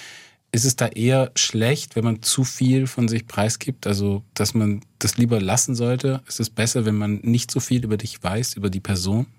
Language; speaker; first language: German; native; German